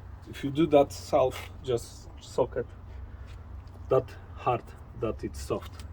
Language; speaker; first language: English; non-native, learner; Polish